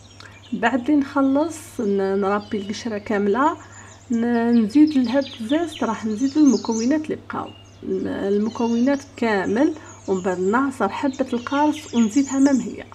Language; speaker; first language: Arabic; native; Arabic